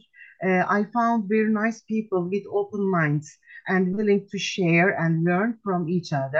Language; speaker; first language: English; non-native, fluent; Turkish